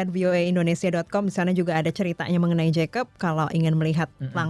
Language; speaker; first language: Indonesian; native; Indonesian